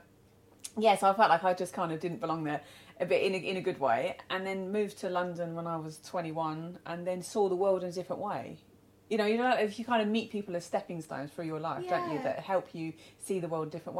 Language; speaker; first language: English; native; English